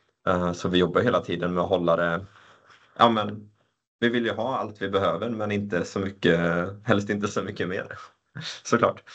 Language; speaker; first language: Swedish; native; Swedish